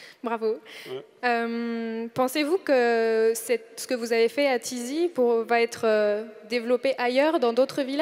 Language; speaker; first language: French; native; French